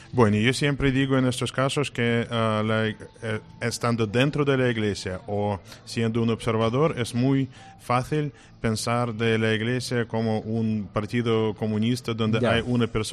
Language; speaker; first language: Spanish; non-native, fluent; Russian